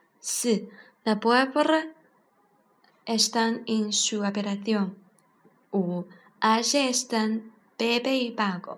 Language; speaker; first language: Spanish; non-native, learner; Chinese